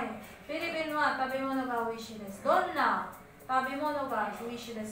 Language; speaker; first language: Japanese; non-native, learner; Filipino